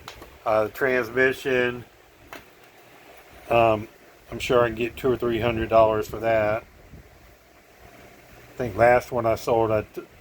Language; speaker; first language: English; native; English